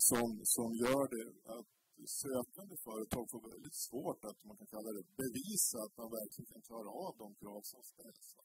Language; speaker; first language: Swedish; native; Swedish